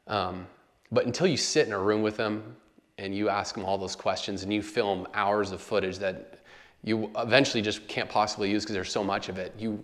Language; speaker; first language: English; native; English